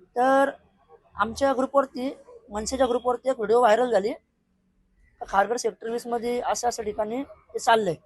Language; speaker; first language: Marathi; native; Marathi